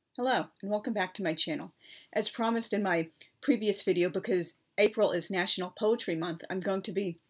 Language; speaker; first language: English; native; English